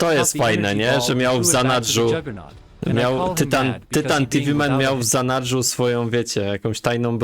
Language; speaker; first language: Polish; native; Polish